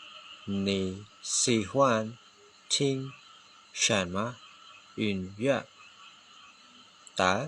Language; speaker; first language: Chinese; non-native, fluent; Khmer